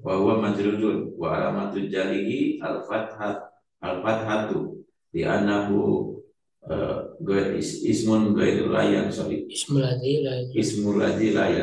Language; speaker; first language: Arabic; non-native, learner; Indonesian